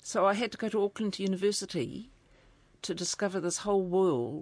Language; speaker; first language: English; native; English